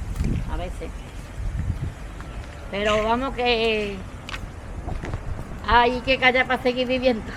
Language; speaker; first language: Spanish; native; Spanish